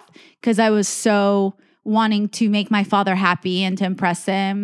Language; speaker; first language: English; native; English